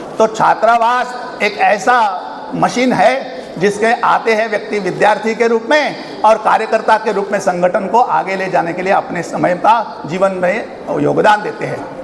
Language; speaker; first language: Hindi; non-native, local second language; Marathi